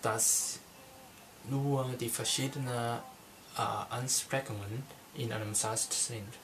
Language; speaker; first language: German; non-native, learner; Cantonese